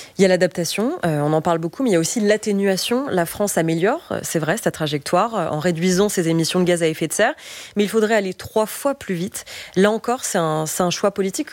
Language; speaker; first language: French; native; French